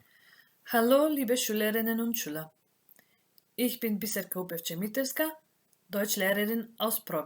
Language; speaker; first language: German; non-native, fluent; Macedonian